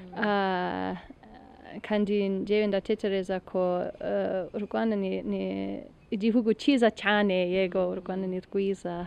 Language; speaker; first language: Kinyarwanda; non-native, learner; English